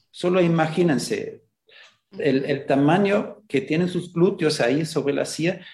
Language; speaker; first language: Spanish; non-native, fluent; German